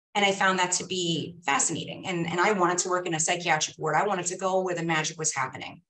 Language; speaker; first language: English; native; English